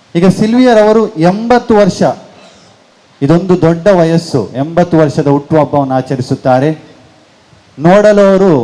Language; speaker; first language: Kannada; non-native, local second language; Konkani